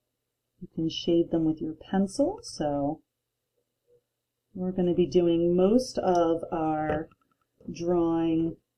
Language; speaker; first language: English; native; English